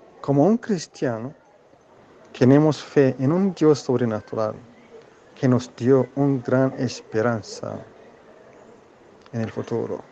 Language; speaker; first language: Spanish; non-native, learner; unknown